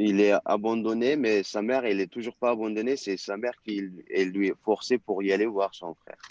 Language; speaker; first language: French; non-native, learner; Turkish